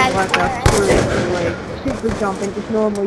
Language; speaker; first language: English; native; English